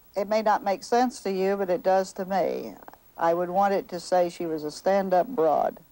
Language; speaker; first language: English; native; English